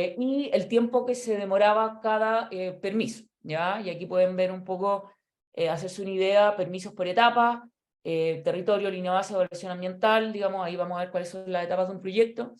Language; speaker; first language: Spanish; native; Spanish